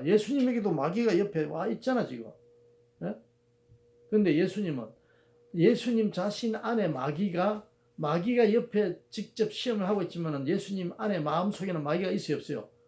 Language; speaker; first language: Korean; native; Korean